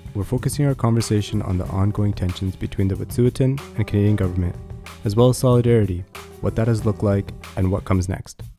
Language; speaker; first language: English; native; English